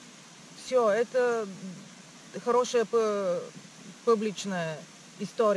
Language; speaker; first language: Russian; non-native, learner; Bulgarian